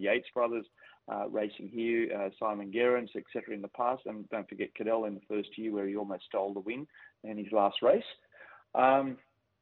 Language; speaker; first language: English; native; English